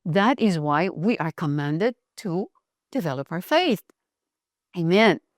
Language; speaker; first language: English; non-native, local second language; Filipino